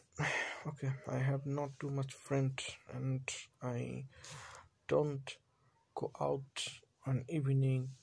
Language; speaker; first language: English; non-native, learner; Bangla